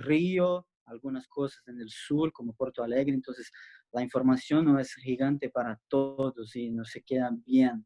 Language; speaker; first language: Spanish; non-native, learner; Portuguese